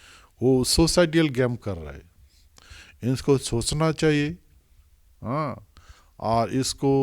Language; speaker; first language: Hindi; non-native, local second language; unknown